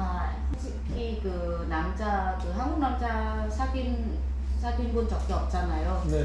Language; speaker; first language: Korean; non-native, fluent; Vietnamese